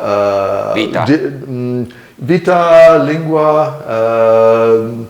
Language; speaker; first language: Italian; non-native, learner; English